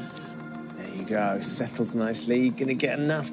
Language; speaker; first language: English; native; English